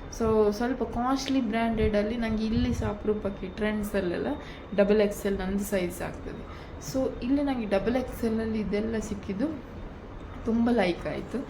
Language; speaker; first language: Kannada; non-native, local second language; Tulu